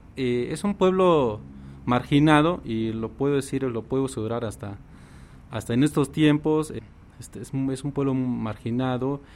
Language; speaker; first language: Spanish; non-native, local second language; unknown